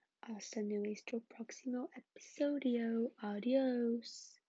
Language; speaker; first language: Spanish; non-native, learner; English